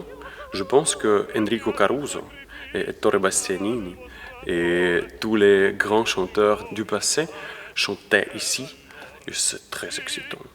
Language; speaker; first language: French; non-native, fluent; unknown